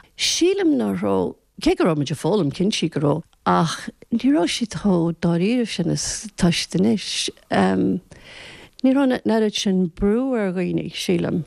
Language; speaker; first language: Irish; native; Irish